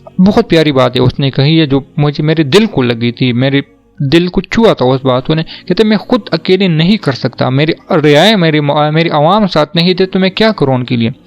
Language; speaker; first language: Urdu; non-native, local second language; Pashto